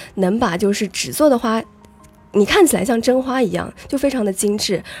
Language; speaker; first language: Chinese; native; Chinese